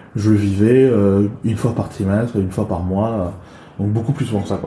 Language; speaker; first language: French; early bilingual, other home language; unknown